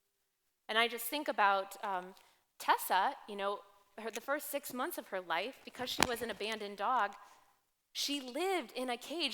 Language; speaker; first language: English; native; English